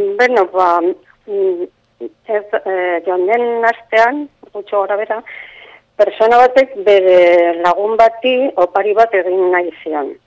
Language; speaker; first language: Basque; non-native, local second language; Spanish